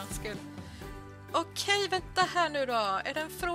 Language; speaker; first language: Swedish; native; Swedish